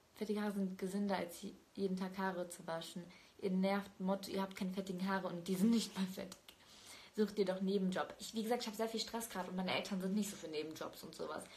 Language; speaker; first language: German; early bilingual, other home language; Turkish